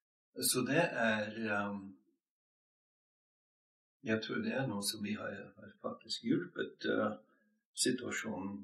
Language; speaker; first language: Norwegian; non-native, fluent; English